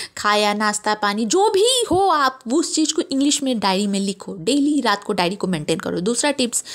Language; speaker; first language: Hindi; native; Hindi